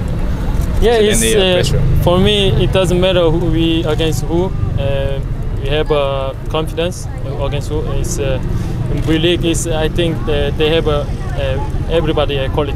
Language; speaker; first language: English; non-native, learner; Korean